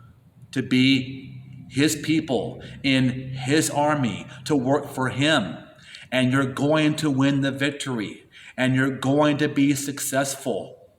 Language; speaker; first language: English; native; English